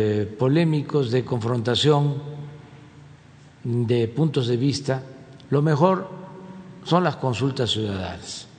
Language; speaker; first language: Spanish; native; Spanish